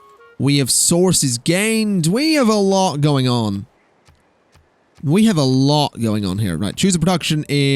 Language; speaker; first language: English; native; English